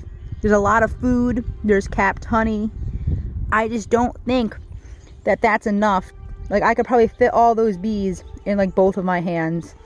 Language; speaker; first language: English; native; English